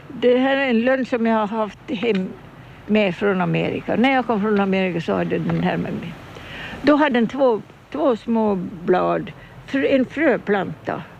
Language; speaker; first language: Swedish; native; Swedish